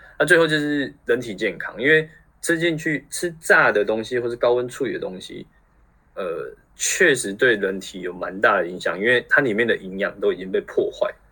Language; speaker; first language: Chinese; native; Chinese